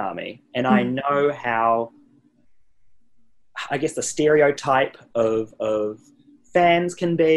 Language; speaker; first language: English; native; English